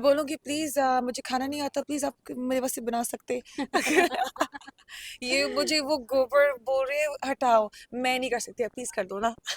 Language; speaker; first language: Hindi; non-native, learner; Punjabi